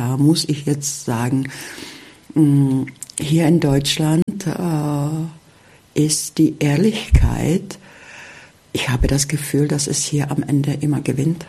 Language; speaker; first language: German; early bilingual, heritage; Czech